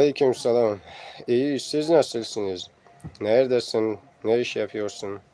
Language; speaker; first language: Turkish; non-native, learner; Tajik